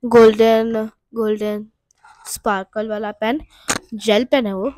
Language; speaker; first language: Hindi; non-native, local second language; Urdu